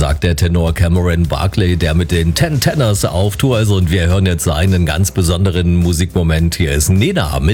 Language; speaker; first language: German; native; German